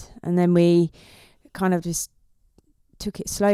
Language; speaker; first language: English; native; English